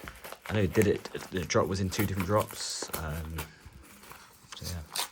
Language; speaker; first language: English; native; English